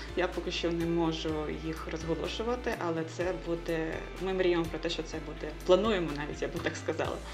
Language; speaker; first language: Ukrainian; native; Ukrainian